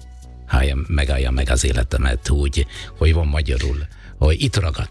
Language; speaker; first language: Hungarian; non-native, fluent; Italian